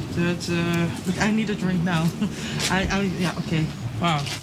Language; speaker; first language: English; early bilingual, other home language; Persian